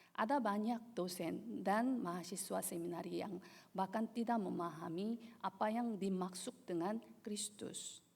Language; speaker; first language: Indonesian; non-native, fluent; Korean